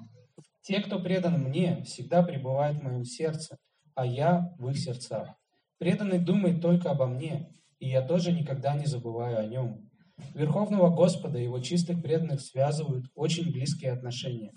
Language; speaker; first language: Russian; native; Russian